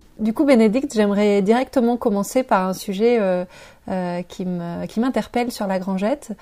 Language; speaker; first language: French; native; French